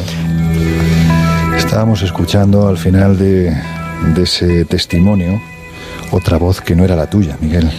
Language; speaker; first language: Spanish; native; Spanish